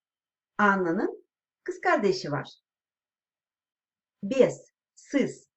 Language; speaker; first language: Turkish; non-native, fluent; Russian